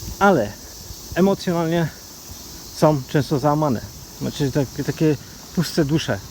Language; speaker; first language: Polish; native; Polish